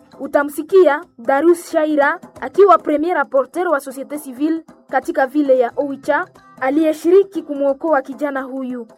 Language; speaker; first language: Swahili; non-native, local second language; Nande